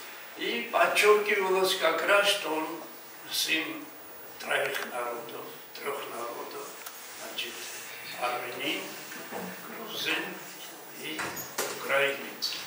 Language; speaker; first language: Russian; non-native, fluent; Georgian